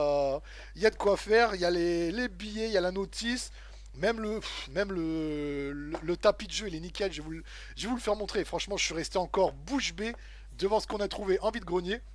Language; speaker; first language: French; native; French